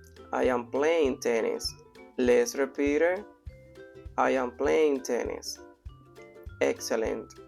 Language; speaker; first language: English; non-native, fluent; Spanish